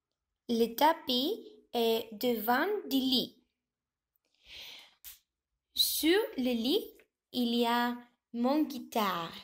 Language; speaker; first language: French; non-native, learner; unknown